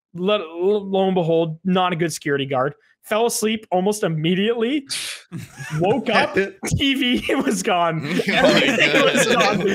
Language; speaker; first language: English; native; English